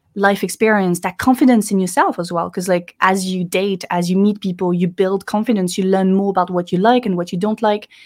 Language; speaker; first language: English; non-native, fluent; French